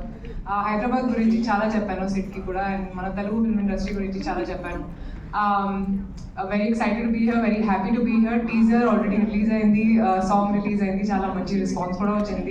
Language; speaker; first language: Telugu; non-native, fluent; Hindi